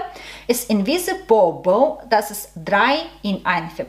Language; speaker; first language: German; non-native, learner; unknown